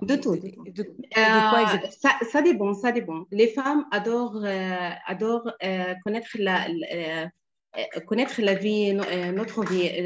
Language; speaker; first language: French; non-native, fluent; Arabic